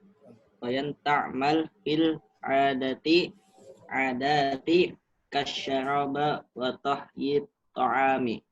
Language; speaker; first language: Arabic; non-native, learner; Indonesian